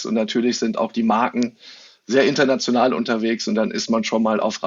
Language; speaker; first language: German; native; German